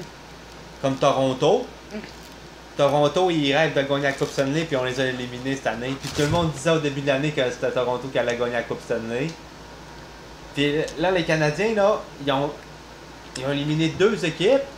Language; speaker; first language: French; native; French